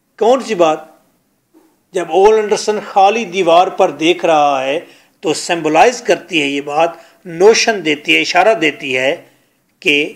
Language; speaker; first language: Urdu; non-native, local second language; Punjabi